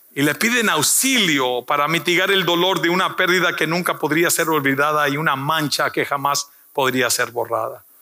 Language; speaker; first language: Spanish; early bilingual, heritage; Spanish